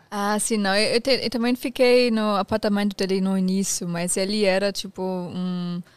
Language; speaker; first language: Portuguese; non-native, fluent; German